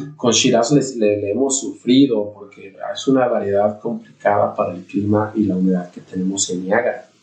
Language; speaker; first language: Spanish; native; Spanish